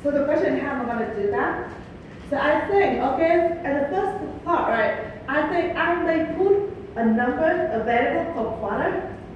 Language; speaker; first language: English; non-native, fluent; Vietnamese